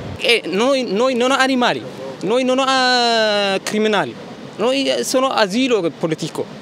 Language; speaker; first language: Italian; non-native, learner; Tigrinya